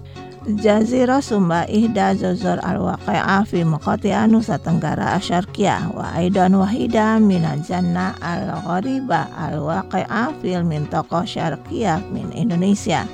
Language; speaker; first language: Arabic; non-native, fluent; Indonesian